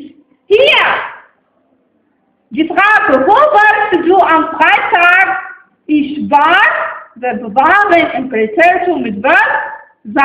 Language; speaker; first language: German; non-native, fluent; Arabic